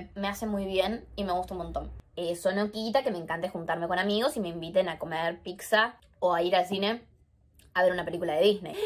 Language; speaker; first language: Spanish; native; Spanish